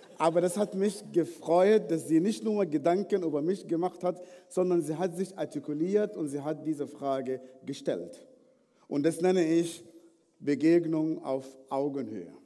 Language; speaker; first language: German; non-native, fluent; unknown